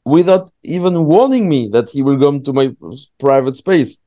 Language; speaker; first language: English; non-native, fluent; French